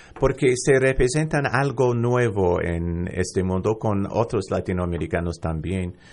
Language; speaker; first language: Spanish; non-native, fluent; English